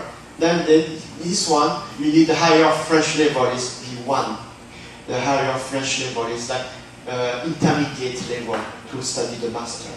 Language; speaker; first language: English; non-native, fluent; French